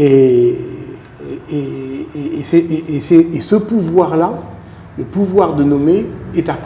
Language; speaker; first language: French; native; French